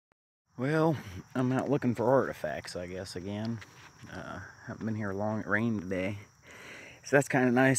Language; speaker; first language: English; native; English